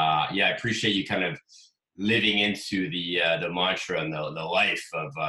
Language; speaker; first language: English; native; English